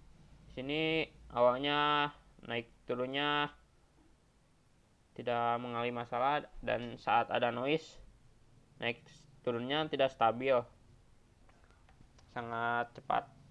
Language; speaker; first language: Indonesian; native; Indonesian